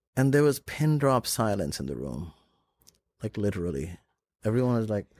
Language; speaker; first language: English; non-native, local second language; Urdu